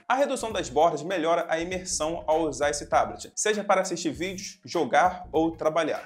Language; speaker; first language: Portuguese; native; Portuguese